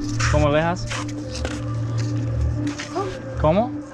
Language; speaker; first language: Spanish; non-native, learner; English